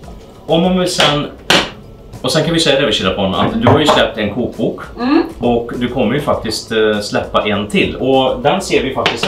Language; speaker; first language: Swedish; native; Swedish